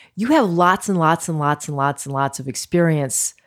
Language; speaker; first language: English; early bilingual, other home language; Greek